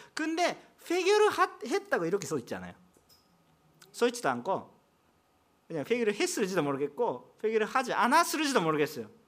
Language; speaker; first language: Korean; non-native, fluent; Japanese